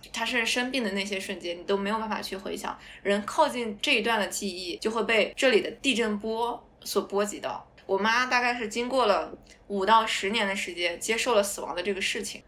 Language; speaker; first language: Chinese; non-native, local second language; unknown